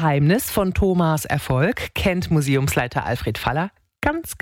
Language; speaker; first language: German; native; German